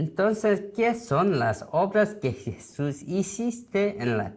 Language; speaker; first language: Spanish; non-native, learner; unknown